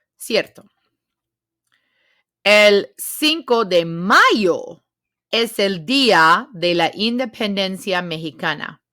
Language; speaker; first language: Spanish; non-native, fluent; English